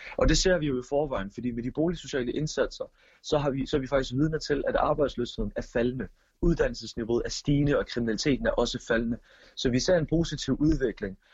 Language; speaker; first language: Danish; early bilingual, other home language; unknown